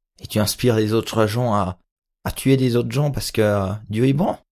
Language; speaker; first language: French; native; French